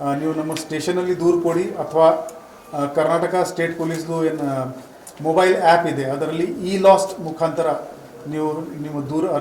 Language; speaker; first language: Kannada; non-native, fluent; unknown